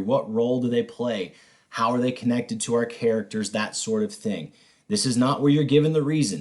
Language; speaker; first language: English; native; English